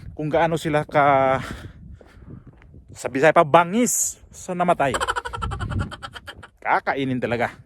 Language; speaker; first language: Filipino; native; Filipino